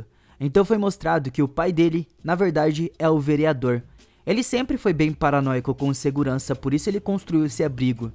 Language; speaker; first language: Portuguese; native; Portuguese